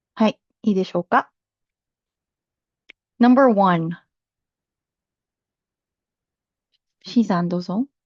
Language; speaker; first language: Japanese; non-native, fluent; Filipino